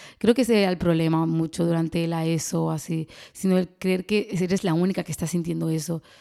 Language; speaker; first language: Spanish; early bilingual, other home language; Arabic